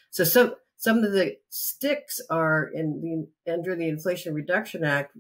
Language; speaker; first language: English; native; English